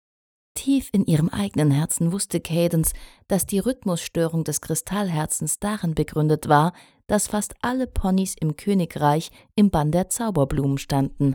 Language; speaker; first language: German; native; German